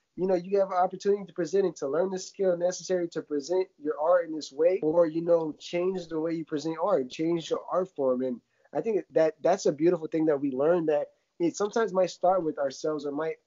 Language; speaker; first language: English; early bilingual, other home language; Russian